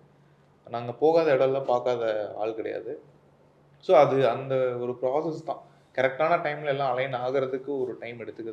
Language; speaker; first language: Tamil; native; Tamil